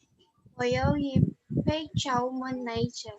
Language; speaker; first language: Chinese; non-native, learner; Indonesian